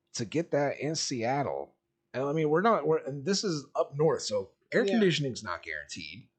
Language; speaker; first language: English; native; English